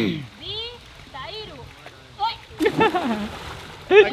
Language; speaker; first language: Spanish; native; Spanish